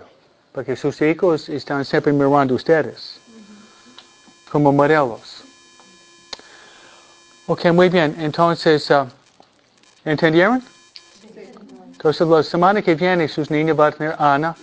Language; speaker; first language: Spanish; non-native, fluent; English